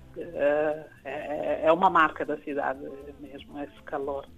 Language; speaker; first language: Portuguese; non-native, local second language; Kabuverdianu